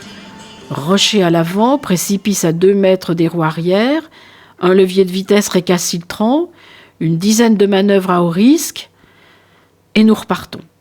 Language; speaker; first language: French; native; French